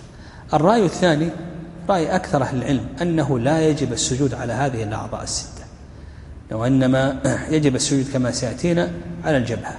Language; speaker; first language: Arabic; native; Arabic